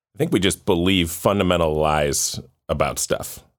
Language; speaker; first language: English; native; English